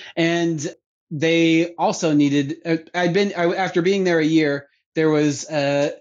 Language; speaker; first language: English; native; English